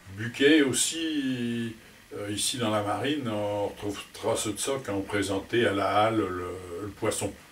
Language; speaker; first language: French; native; French